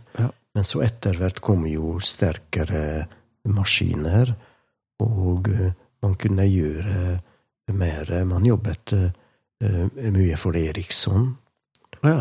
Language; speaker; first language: Norwegian; non-native, fluent; Hungarian